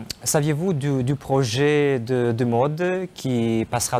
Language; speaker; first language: French; non-native, fluent; Ukrainian